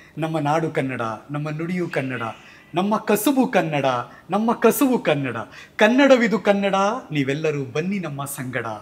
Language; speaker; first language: Kannada; native; Kannada